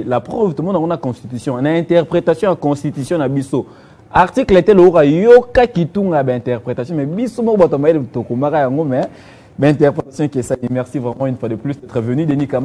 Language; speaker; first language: French; non-native, local second language; Lingala